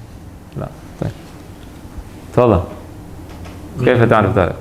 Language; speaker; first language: Arabic; non-native, fluent; Indonesian